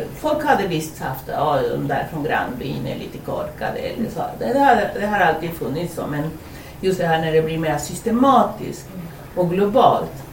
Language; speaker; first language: Swedish; non-native, fluent; Spanish